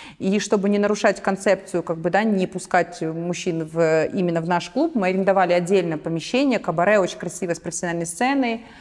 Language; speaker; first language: Russian; native; Russian